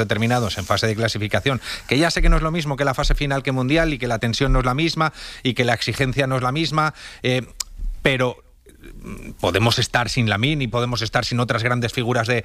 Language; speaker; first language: Spanish; native; Spanish